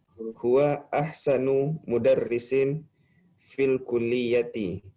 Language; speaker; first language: Arabic; non-native, learner; Indonesian